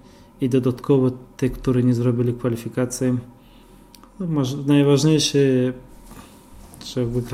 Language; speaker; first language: Polish; non-native, fluent; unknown